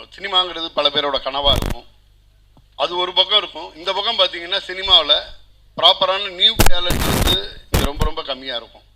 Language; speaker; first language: Tamil; native; Tamil